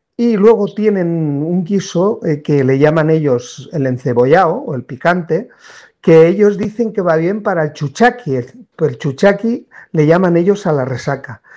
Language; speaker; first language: Spanish; native; Spanish